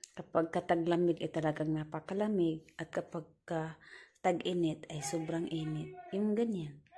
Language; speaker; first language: Filipino; native; Filipino